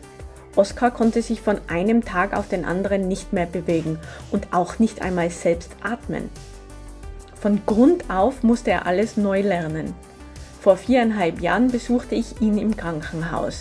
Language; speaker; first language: German; native; German